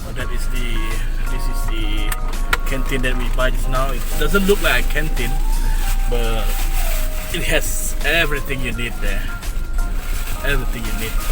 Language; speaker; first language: English; non-native, local second language; Malay